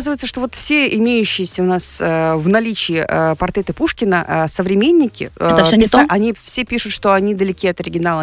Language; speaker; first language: Russian; native; Russian